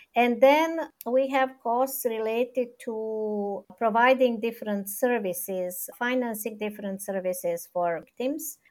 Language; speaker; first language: English; non-native, fluent; Serbian